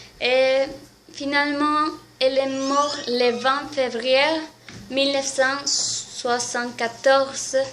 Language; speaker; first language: French; non-native, learner; Spanish